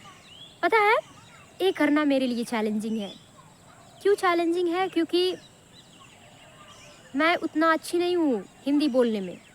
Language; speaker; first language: Hindi; non-native, local second language; Bhojpuri